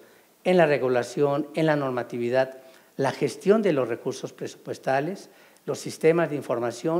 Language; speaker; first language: Spanish; native; Spanish